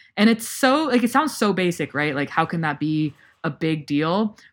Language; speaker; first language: English; native; English